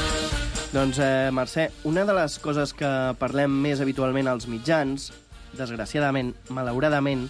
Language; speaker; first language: Catalan; native; Catalan